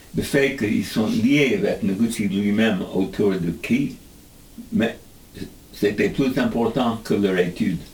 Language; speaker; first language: French; non-native, learner; English